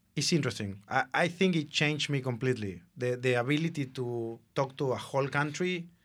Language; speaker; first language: English; non-native, fluent; Spanish